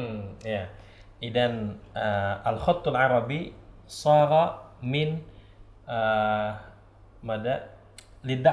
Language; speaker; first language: Arabic; non-native, learner; Indonesian